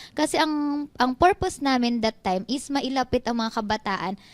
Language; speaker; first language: Filipino; native; Filipino